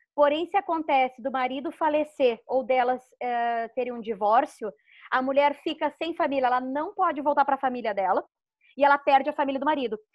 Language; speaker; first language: Portuguese; native; Portuguese